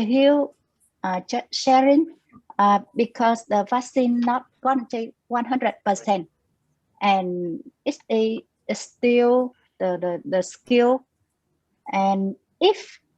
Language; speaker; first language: English; non-native, learner; Vietnamese